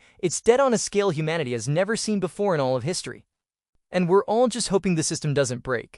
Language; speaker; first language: English; native; English